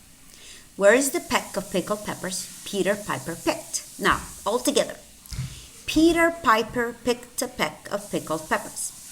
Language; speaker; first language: English; non-native, fluent; Spanish